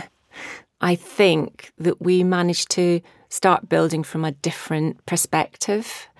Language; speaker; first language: English; native; English